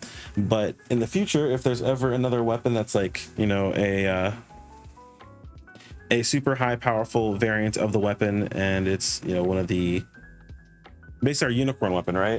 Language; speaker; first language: English; native; English